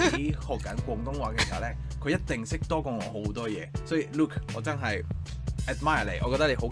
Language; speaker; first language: Cantonese; non-native, fluent; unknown